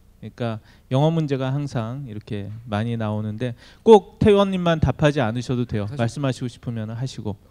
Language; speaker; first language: Korean; native; Korean